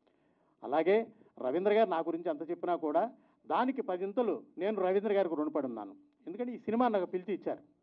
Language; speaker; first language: Telugu; native; Telugu